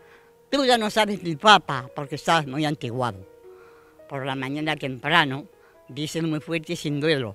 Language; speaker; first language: Spanish; native; Spanish